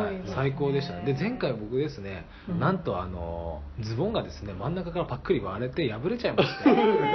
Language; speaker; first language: Japanese; native; Japanese